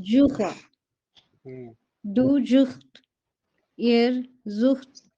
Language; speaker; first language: German; non-native, learner; Hindi